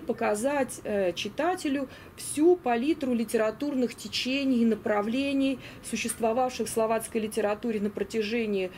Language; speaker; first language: Russian; native; Russian